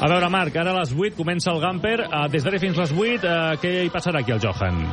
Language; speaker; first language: Catalan; native; Catalan